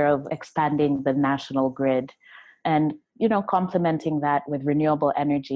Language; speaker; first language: English; non-native, local second language; Luo (Kenya and Tanzania)